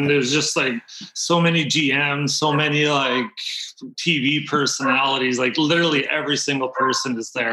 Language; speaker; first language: English; native; English